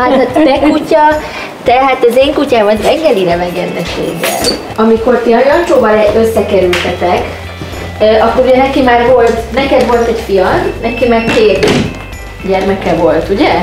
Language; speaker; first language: Hungarian; native; Hungarian